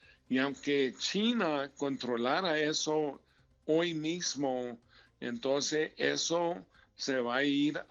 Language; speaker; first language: Spanish; early bilingual, heritage; Spanish